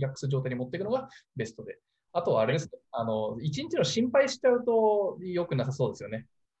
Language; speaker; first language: Japanese; native; Japanese